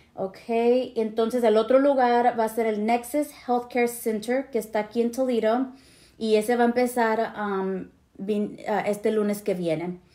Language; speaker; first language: Spanish; early bilingual, heritage; Spanish